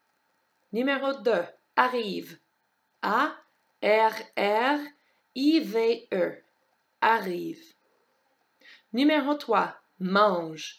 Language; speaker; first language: French; non-native, fluent; English